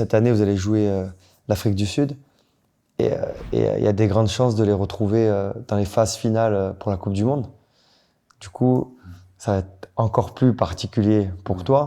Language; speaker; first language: French; native; French